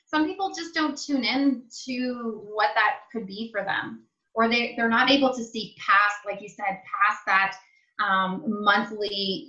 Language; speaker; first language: English; native; English